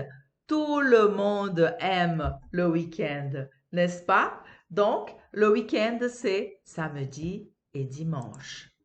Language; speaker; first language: French; non-native, fluent; Portuguese